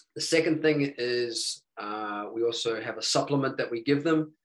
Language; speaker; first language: English; native; English